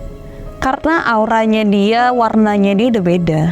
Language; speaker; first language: Indonesian; native; Indonesian